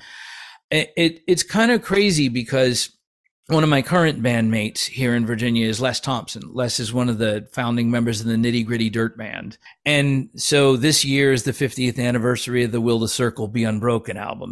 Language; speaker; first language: English; native; English